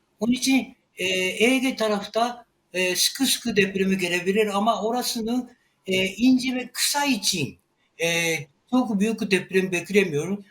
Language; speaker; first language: Turkish; non-native, learner; Japanese